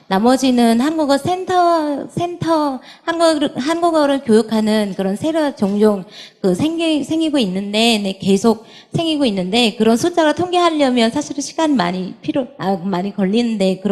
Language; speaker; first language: Korean; non-native, fluent; Vietnamese